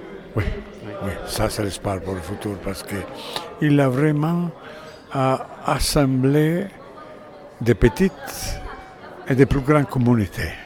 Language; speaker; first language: French; non-native, fluent; Italian